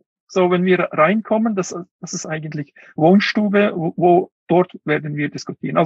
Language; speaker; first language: German; non-native, fluent; Uyghur